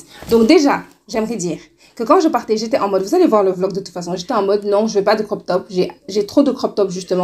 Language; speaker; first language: French; non-native, local second language; Wolof